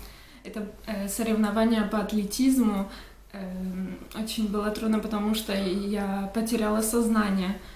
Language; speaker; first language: Russian; early bilingual, heritage; Russian